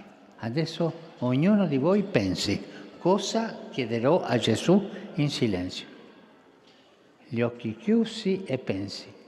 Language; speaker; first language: Italian; early bilingual, heritage; Spanish